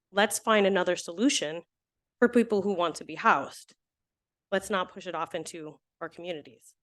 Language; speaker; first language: English; native; English